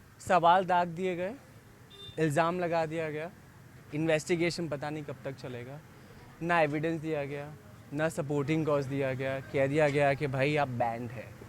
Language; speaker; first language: Hindi; native; Hindi